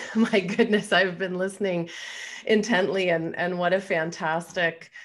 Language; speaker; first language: English; native; English